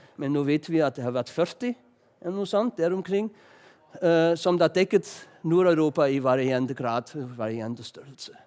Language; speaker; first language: Norwegian; non-native, fluent; German